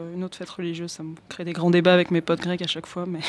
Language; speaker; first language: French; early bilingual, heritage; Greek